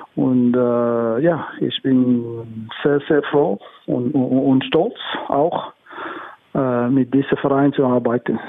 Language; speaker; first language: German; non-native, learner; English